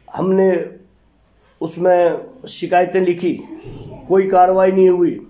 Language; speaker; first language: Hindi; native; Hindi